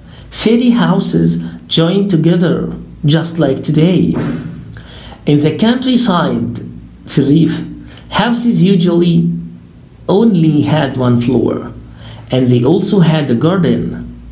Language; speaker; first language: English; non-native, fluent; Arabic